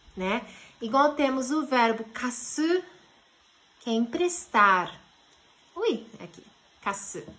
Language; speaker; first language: Portuguese; early bilingual, heritage; Japanese